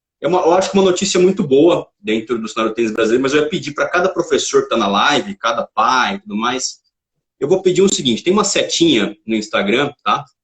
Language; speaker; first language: Portuguese; native; Portuguese